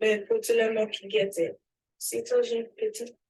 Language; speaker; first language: French; non-native, learner; English